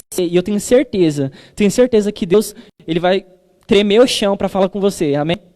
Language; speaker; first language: Portuguese; native; Portuguese